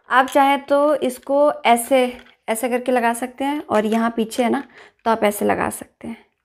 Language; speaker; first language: Hindi; native; Hindi